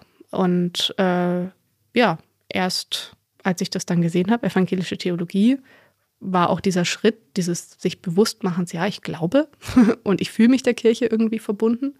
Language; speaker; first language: German; native; German